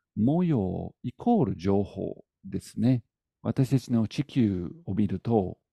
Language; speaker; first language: Japanese; non-native, fluent; English